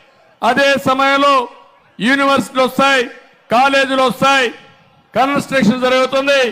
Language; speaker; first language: Telugu; native; Telugu